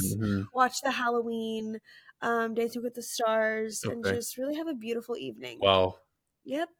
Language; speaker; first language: English; native; English